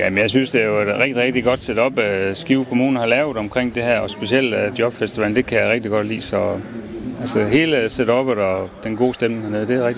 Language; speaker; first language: Danish; native; Danish